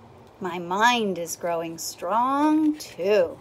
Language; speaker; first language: English; native; English